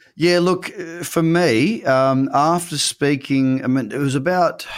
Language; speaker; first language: English; native; English